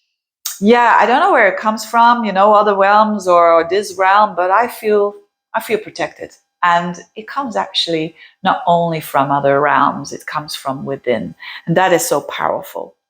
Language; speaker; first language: English; non-native, fluent; Dutch